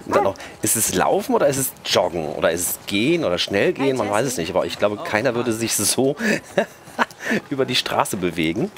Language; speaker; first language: German; native; German